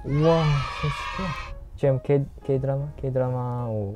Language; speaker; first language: French; non-native, learner; Japanese